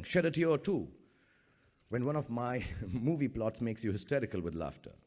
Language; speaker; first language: English; non-native, local second language; Hindi